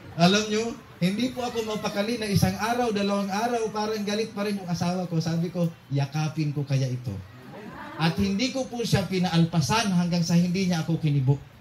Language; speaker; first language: Filipino; non-native, local second language; Cebuano